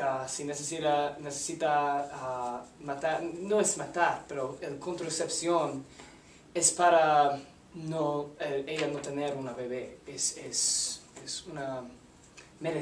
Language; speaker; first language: Spanish; non-native, learner; English